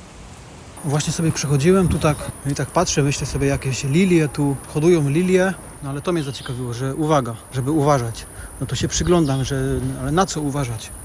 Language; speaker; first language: Polish; native; Polish